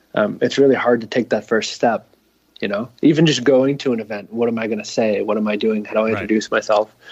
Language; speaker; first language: English; native; English